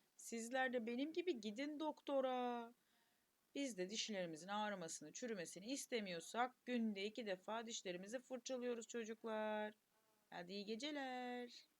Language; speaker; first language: Turkish; native; Turkish